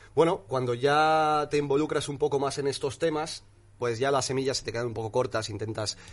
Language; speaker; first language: Spanish; early bilingual, other home language; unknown